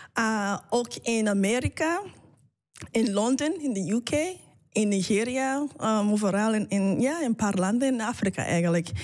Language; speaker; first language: Dutch; non-native, fluent; English